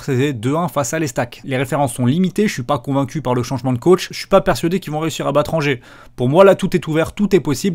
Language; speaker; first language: French; native; French